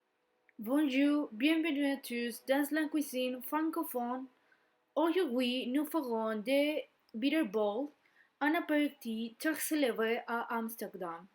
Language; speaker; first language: French; non-native, learner; Spanish